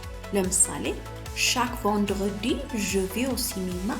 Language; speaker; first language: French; non-native, fluent; Amharic